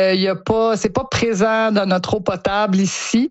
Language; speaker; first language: French; native; French